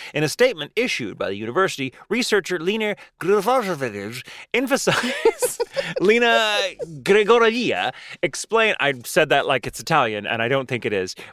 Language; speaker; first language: English; native; English